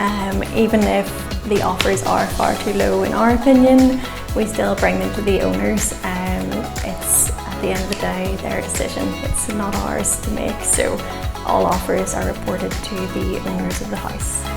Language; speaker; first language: English; native; English